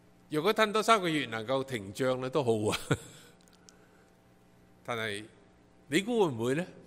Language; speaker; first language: Cantonese; native; Cantonese